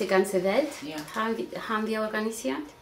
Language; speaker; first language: German; non-native, learner; Spanish